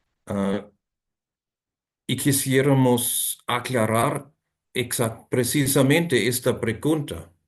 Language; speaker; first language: Spanish; non-native, fluent; German